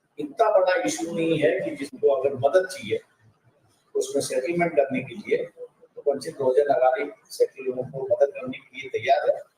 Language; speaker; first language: Hindi; non-native, local second language; Marathi